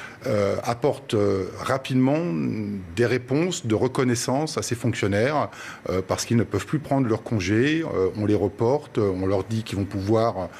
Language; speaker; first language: French; native; French